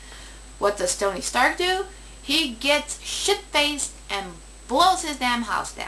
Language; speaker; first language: English; native; English